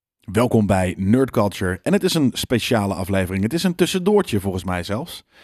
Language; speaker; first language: Dutch; native; Dutch